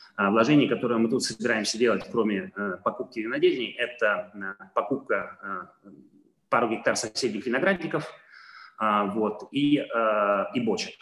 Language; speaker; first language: Russian; non-native, fluent; Italian